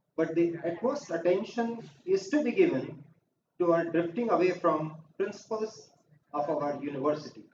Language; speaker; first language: English; non-native, local second language; Hindi